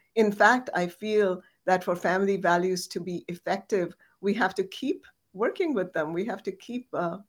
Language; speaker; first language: English; non-native, local second language; Bangla